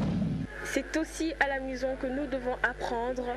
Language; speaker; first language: French; non-native, local second language; Lingala